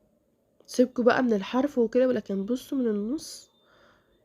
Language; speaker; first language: Arabic; native; Arabic